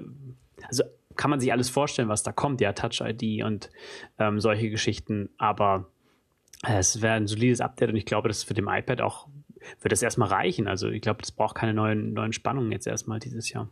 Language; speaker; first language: German; native; German